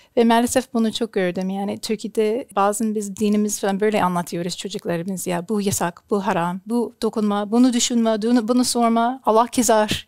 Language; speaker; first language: Turkish; non-native, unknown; English